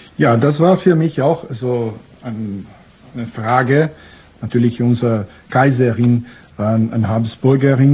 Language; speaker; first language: German; non-native, fluent; Portuguese